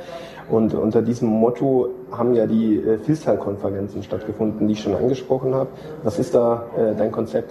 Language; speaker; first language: German; native; German